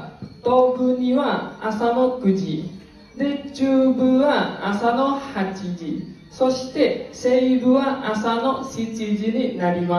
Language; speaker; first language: Japanese; non-native, learner; Indonesian